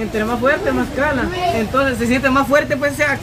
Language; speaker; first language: Spanish; native; Spanish